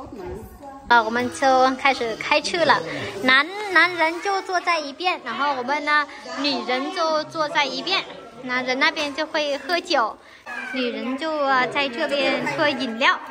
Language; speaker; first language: Chinese; non-native, fluent; Vietnamese